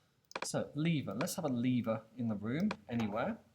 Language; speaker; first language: English; native; English